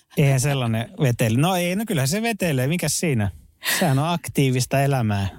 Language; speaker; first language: Finnish; native; Finnish